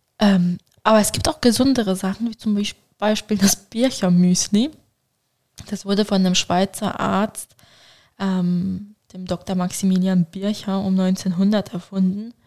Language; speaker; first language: German; early bilingual, other home language; Turkish